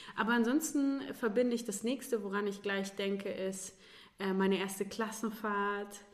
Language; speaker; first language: German; native; German